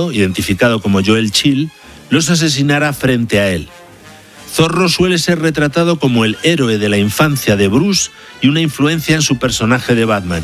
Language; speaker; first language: Spanish; native; Spanish